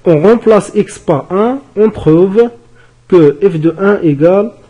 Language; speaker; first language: French; non-native, local second language; Arabic